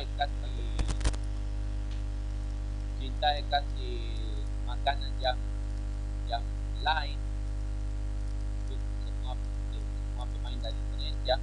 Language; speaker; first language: Indonesian; non-native, learner; Spanish